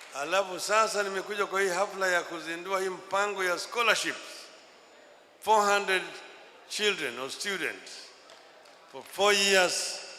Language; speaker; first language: Swahili; non-native, local second language; Luo (Kenya and Tanzania)